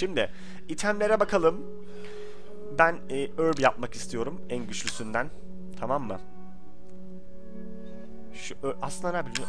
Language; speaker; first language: Turkish; native; Turkish